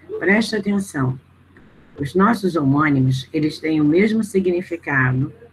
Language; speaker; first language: Portuguese; native; Portuguese